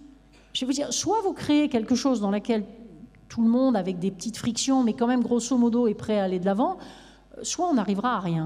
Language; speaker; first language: French; native; French